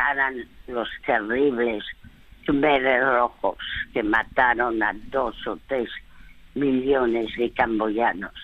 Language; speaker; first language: Spanish; early bilingual, other home language; French